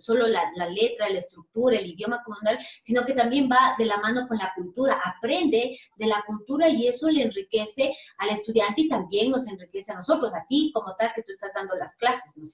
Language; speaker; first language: Spanish; native; Spanish